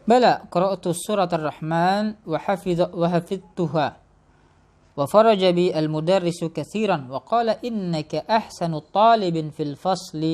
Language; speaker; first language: Arabic; non-native, fluent; Indonesian